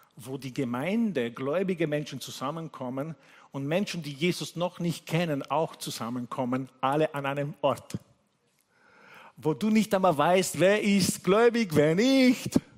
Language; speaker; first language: German; non-native, fluent; Italian